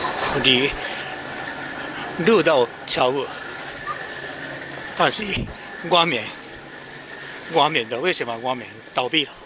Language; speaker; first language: Chinese; non-native, learner; Japanese